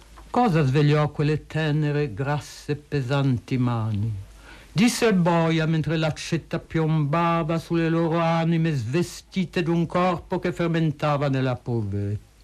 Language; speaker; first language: Italian; early bilingual, heritage; Italian